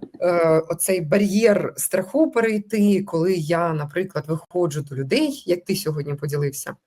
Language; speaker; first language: Ukrainian; non-native, local second language; Russian